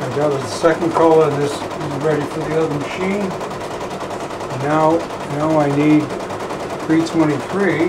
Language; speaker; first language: English; native; English